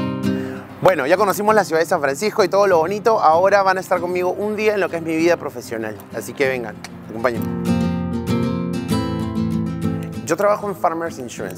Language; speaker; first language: Spanish; native; Spanish